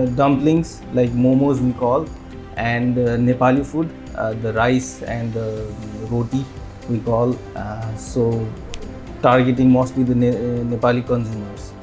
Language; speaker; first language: English; non-native, local second language; Nepali